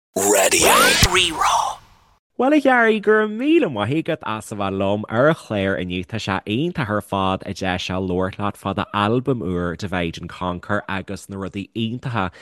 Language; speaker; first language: Irish; native; Irish